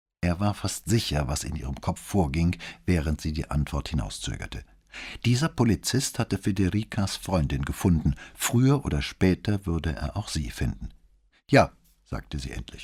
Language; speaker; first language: German; native; German